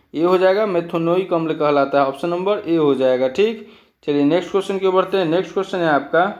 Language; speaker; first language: Hindi; native; Hindi